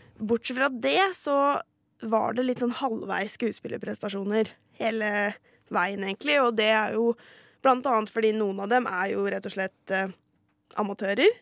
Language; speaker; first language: Norwegian; native; Norwegian